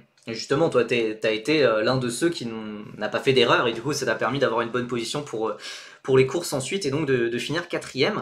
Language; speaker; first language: French; native; French